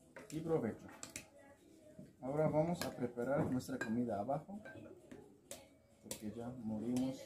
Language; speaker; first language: Spanish; non-native, learner; Arabic